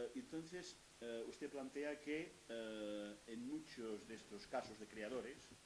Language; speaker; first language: Spanish; non-native, local second language; Catalan